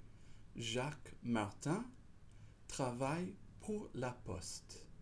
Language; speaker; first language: French; non-native, fluent; English